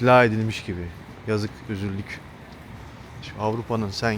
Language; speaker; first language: Turkish; native; Turkish